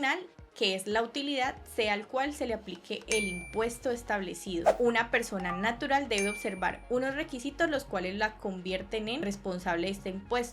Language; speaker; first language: Spanish; native; Spanish